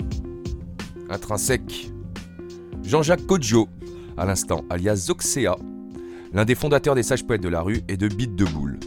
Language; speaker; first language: French; native; French